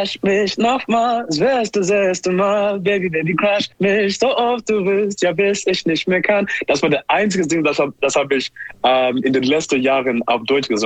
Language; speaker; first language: German; non-native, learner; English